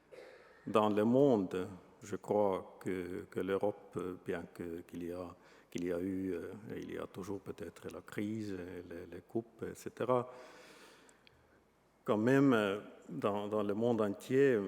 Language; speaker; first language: French; non-native, fluent; Estonian